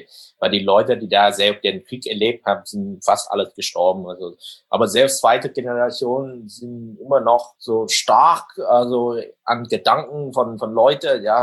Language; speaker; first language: German; non-native, fluent; Vietnamese